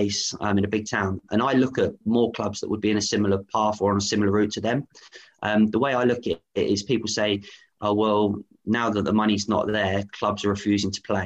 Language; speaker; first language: English; native; English